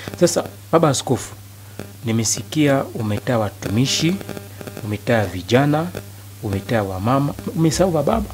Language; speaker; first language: Swahili; non-native, local second language; Nande